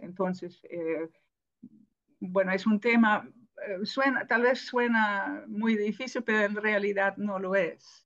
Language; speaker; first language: Spanish; non-native, fluent; Dutch